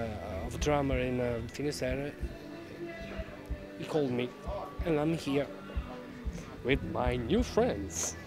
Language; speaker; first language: English; non-native, learner; Italian